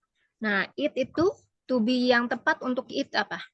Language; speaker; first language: Indonesian; native; Indonesian